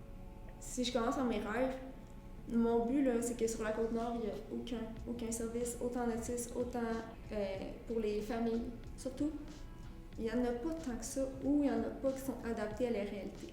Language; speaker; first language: French; native; French